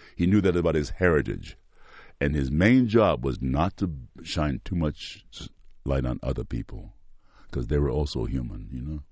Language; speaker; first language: English; native; English